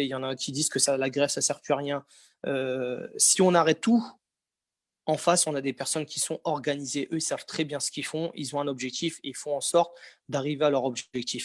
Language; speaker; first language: French; native; French